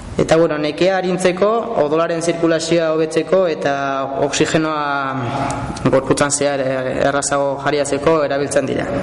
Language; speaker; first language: Basque; non-native, local second language; Spanish